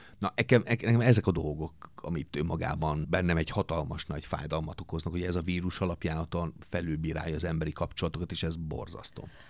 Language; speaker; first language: Hungarian; non-native, fluent; Italian